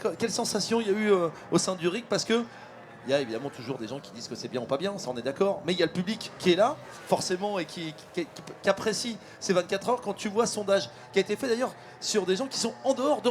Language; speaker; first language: French; native; French